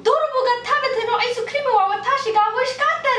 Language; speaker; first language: Japanese; non-native, learner; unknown